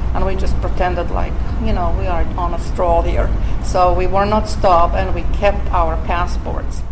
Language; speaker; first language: English; non-native, fluent; Slovak